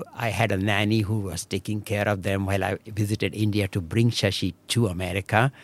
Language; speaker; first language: English; non-native, local second language; Marathi